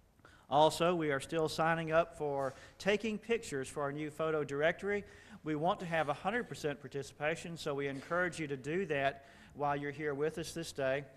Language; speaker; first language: English; native; English